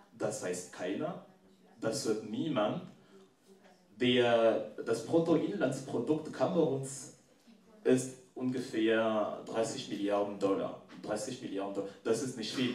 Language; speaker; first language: German; non-native, fluent; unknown